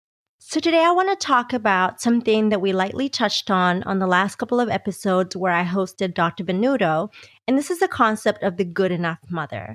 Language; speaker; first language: English; native; English